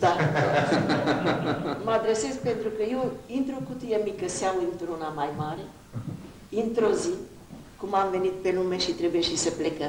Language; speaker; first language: Romanian; non-native, local second language; Hungarian